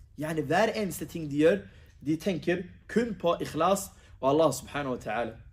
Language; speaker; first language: Norwegian; early bilingual, other home language; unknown